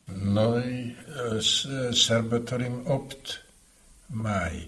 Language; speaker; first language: Romanian; non-native, fluent; Slovak